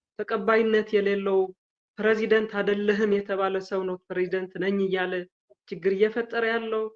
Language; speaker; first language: Amharic; non-native, local second language; Tigrinya